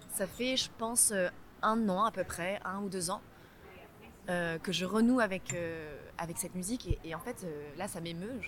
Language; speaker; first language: French; early bilingual, other home language; Vietnamese